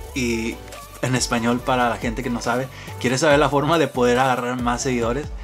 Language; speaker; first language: Spanish; early bilingual, heritage; Spanish